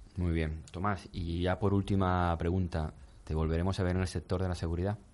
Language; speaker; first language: Spanish; native; Spanish